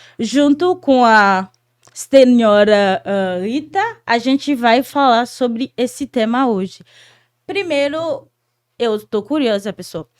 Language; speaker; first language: Portuguese; non-native, fluent; Haitian Creole